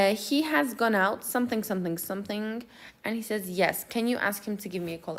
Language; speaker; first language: English; non-native, fluent; Turkish